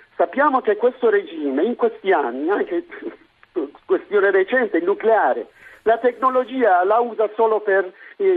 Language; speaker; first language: Italian; non-native, fluent; Persian